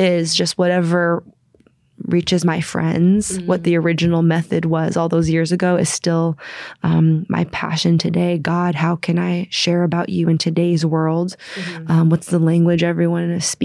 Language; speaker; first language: English; native; English